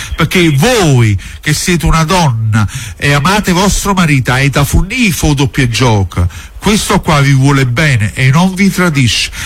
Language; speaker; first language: Italian; native; Italian